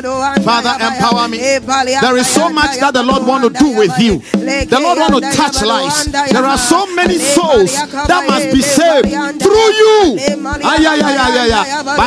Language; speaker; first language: English; non-native, local second language; Akan